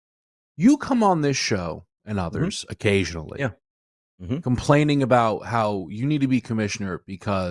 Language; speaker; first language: English; native; English